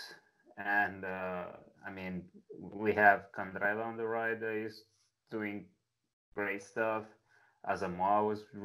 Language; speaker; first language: English; non-native, fluent; Italian